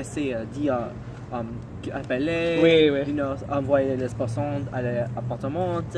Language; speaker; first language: French; non-native, learner; English